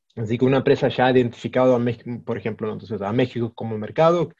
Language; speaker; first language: Spanish; early bilingual, heritage; Swedish